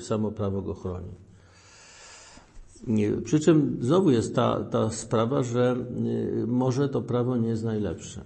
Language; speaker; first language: Polish; native; Polish